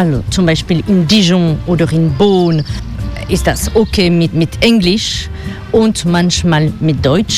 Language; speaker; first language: German; non-native, fluent; French